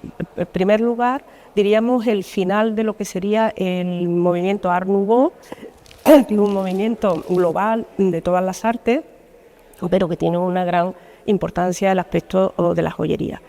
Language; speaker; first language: Spanish; native; Spanish